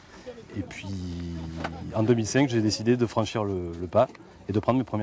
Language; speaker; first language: French; native; French